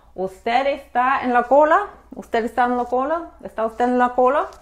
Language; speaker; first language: Spanish; non-native, fluent; English